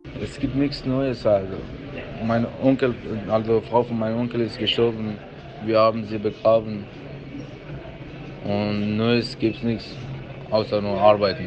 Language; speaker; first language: German; non-native, learner; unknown